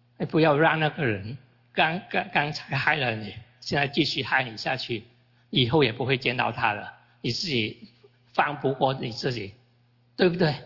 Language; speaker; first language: Chinese; native; Chinese